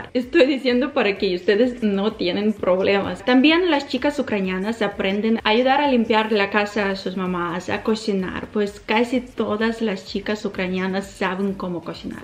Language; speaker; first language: Spanish; non-native, fluent; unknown